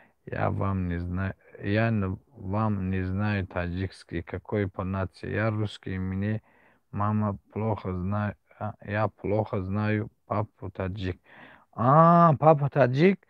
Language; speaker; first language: Russian; non-native, learner; Tajik